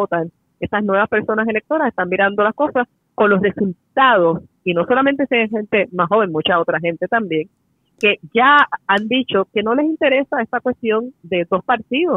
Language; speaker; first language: Spanish; native; Spanish